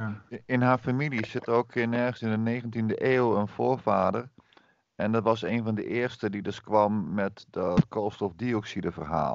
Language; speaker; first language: Dutch; native; Dutch